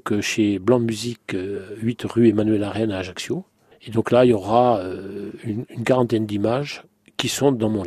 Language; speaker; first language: French; native; French